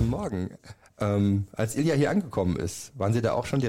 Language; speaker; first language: German; native; German